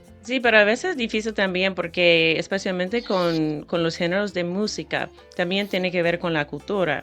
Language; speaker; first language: Spanish; non-native, fluent; English